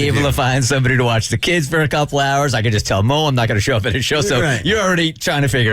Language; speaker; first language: English; native; English